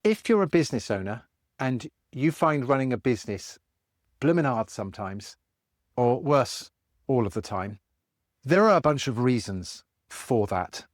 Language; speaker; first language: English; native; English